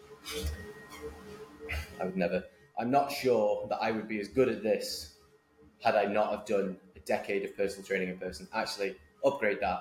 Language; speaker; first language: English; native; English